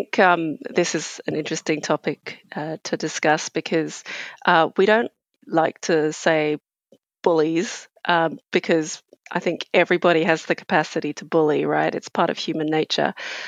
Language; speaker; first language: English; native; English